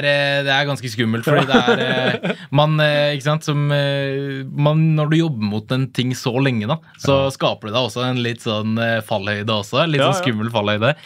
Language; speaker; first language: Norwegian; native; Norwegian